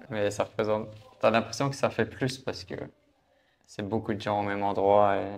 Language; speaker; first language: French; native; French